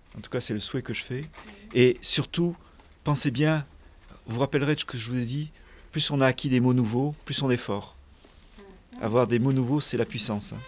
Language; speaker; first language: French; native; French